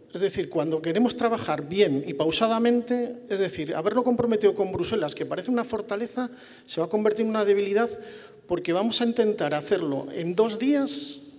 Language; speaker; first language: Spanish; native; Spanish